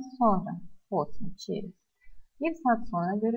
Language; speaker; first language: Turkish; non-native, fluent; Russian